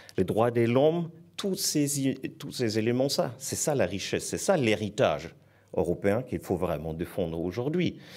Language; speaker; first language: French; non-native, fluent; German